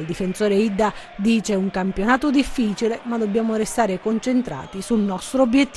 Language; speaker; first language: Italian; native; Italian